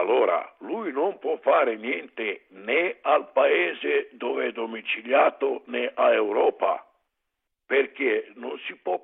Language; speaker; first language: Italian; non-native, learner; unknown